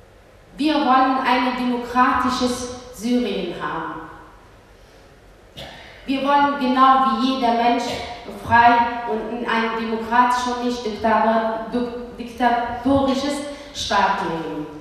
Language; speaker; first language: German; early bilingual, other home language; Kurdish